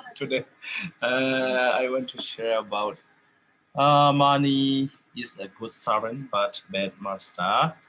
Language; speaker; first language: English; non-native, learner; Tedim Chin